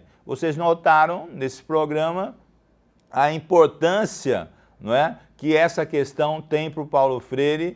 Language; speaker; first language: Portuguese; native; Portuguese